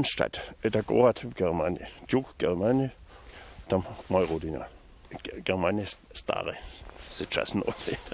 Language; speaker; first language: Russian; non-native, learner; German